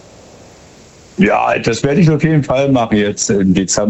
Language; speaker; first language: German; native; German